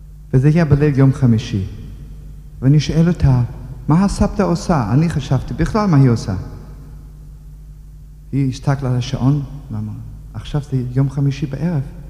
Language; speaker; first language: Hebrew; non-native, fluent; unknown